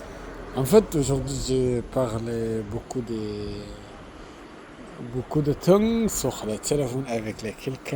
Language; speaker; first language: French; non-native, learner; Arabic